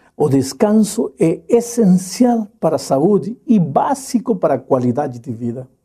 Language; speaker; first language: Portuguese; non-native, fluent; Spanish